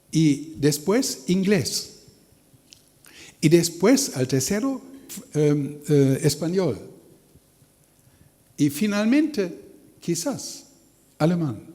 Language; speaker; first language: Spanish; non-native, learner; German